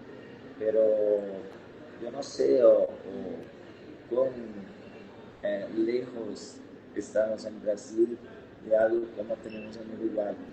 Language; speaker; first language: Spanish; non-native, fluent; Portuguese